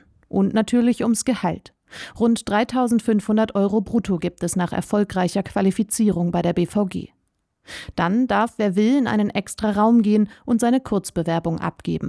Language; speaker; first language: German; native; German